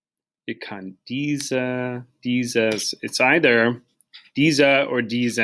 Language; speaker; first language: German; non-native, learner; English